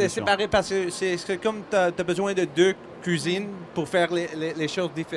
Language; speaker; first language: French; non-native, learner; English